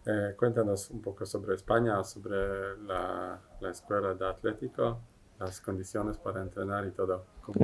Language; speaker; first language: Spanish; non-native, fluent; Polish